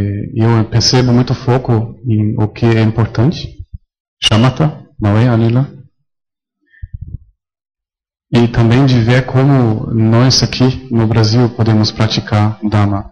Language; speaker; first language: Portuguese; non-native, fluent; German